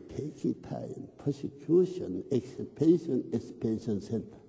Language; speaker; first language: English; non-native, learner; Korean